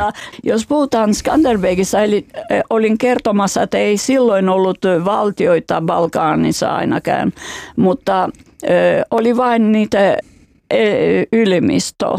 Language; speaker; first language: Finnish; non-native, fluent; Albanian